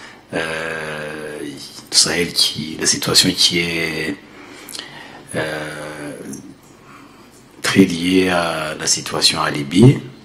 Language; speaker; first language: French; non-native, local second language; Kinyarwanda